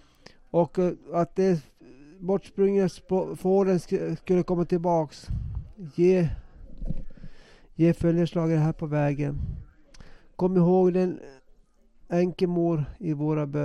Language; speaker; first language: Swedish; non-native, local second language; Finnish